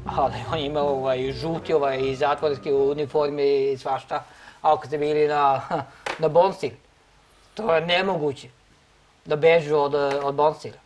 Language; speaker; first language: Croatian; non-native, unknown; Norwegian